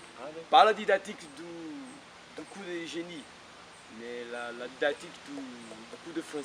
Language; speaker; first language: French; non-native, fluent; Portuguese